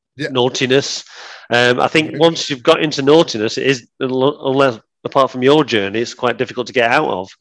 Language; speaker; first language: English; native; English